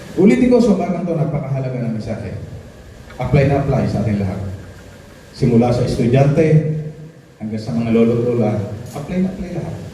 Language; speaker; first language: Filipino; native; Filipino